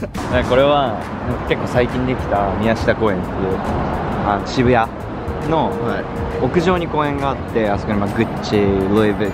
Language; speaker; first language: Japanese; native; Japanese